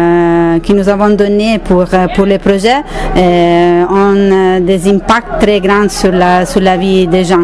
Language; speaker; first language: French; non-native, fluent; Italian